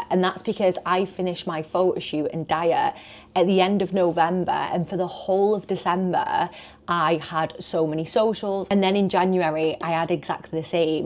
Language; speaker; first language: English; native; English